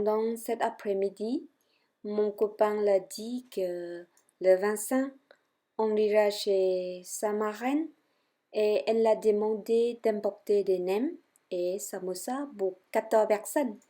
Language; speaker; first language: French; non-native, fluent; Vietnamese